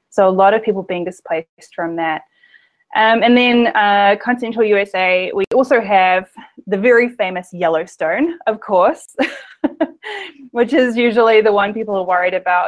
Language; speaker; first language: English; native; English